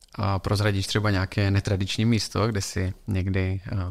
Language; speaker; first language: Czech; native; Czech